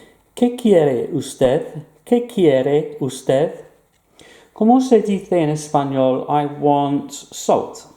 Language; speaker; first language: Spanish; non-native, fluent; English